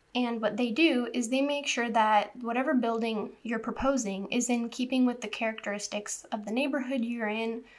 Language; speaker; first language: English; native; English